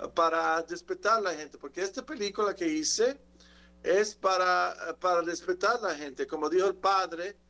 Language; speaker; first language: Spanish; native; Spanish